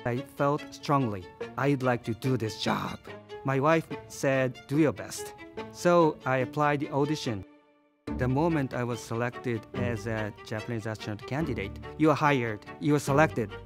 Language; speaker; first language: English; non-native, fluent; Japanese